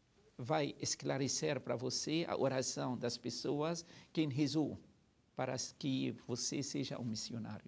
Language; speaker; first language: Portuguese; non-native, fluent; Arabic